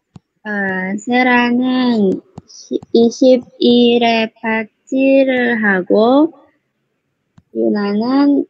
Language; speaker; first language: Korean; non-native, learner; Indonesian